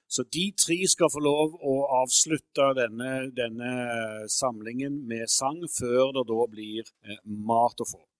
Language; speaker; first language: Norwegian; native; Norwegian